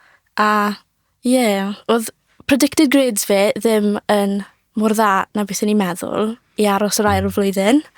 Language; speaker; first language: Welsh; native; Welsh